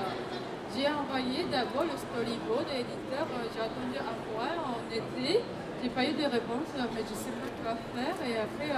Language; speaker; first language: French; non-native, fluent; Japanese